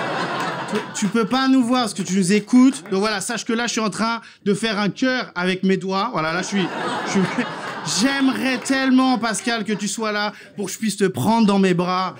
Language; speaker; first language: French; native; French